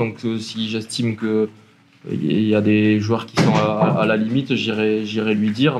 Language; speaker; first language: French; native; French